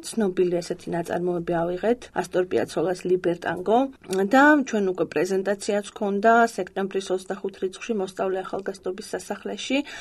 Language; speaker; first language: Georgian; native; Georgian